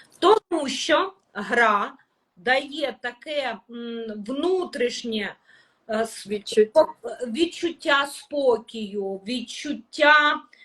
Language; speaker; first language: Ukrainian; non-native, local second language; Russian